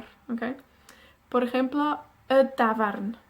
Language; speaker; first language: Spanish; non-native, fluent; Welsh